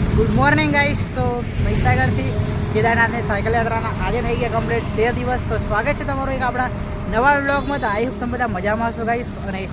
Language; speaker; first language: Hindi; non-native, local second language; Gujarati